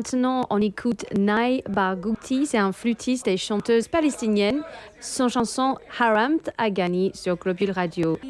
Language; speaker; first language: French; native; French